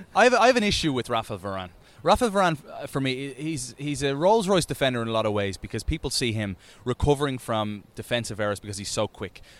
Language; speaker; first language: English; native; English